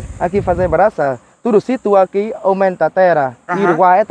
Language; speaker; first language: Portuguese; non-native, learner; Vietnamese